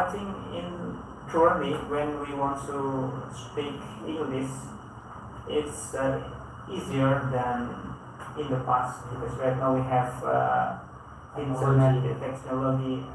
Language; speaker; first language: English; non-native, learner; Indonesian